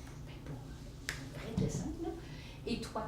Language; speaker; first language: French; native; French